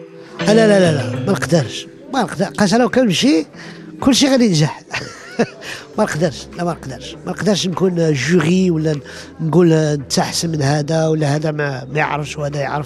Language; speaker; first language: Arabic; early bilingual, heritage; Arabic